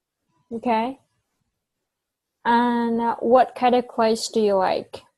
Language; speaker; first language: English; non-native, fluent; Vietnamese